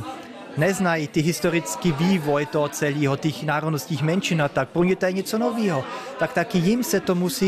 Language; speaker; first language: Czech; early bilingual, heritage; Czech